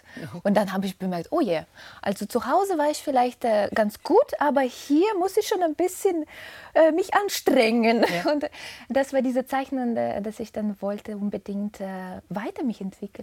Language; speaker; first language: German; non-native, fluent; Russian